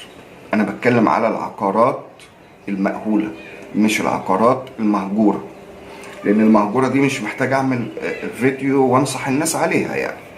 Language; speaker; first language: Arabic; native; Arabic